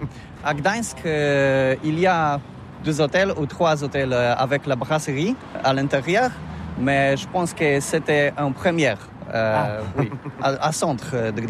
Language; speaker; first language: French; non-native, learner; Polish